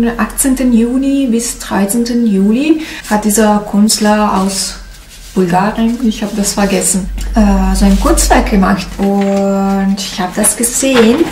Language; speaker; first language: German; non-native, learner; Italian